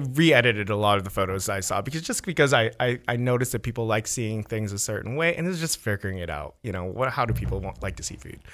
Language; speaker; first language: English; native; English